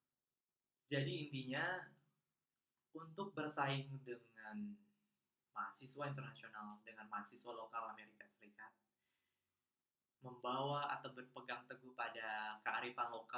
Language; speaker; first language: Indonesian; non-native, local second language; Balinese